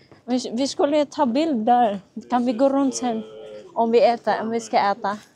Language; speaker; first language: Swedish; non-native, learner; Filipino